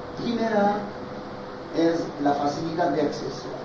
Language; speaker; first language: Spanish; non-native, fluent; French